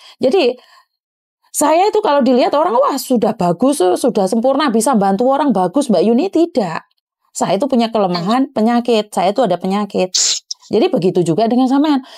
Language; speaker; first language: Indonesian; non-native, local second language; Javanese